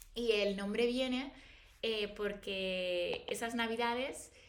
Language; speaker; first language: Spanish; native; Spanish